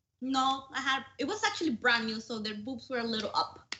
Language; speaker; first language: English; non-native, fluent; Spanish